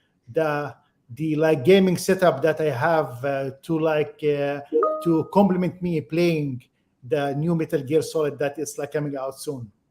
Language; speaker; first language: English; non-native, fluent; Arabic